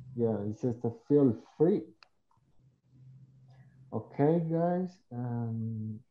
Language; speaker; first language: English; non-native, learner; Spanish